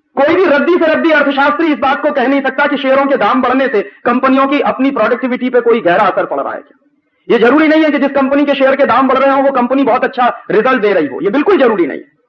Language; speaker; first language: Hindi; native; Hindi